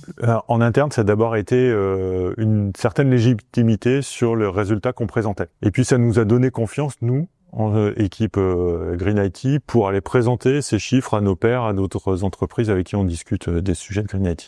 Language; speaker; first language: French; native; French